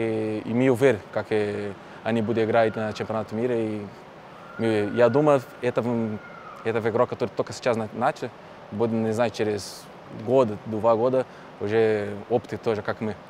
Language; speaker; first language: Russian; non-native, learner; Portuguese